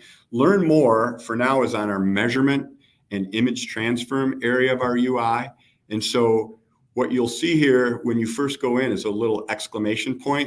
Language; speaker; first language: English; native; English